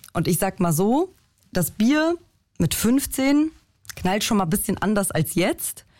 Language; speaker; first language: German; early bilingual, other home language; Polish